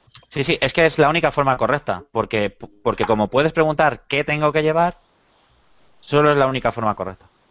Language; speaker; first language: Spanish; native; Spanish